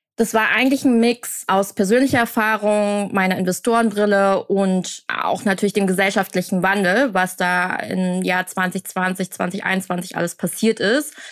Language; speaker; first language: German; early bilingual, other home language; Vietnamese